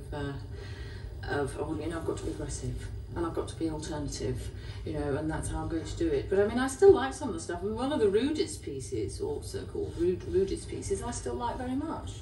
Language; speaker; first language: English; native; English